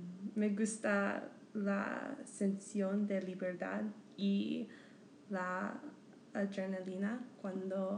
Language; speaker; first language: Spanish; non-native, learner; English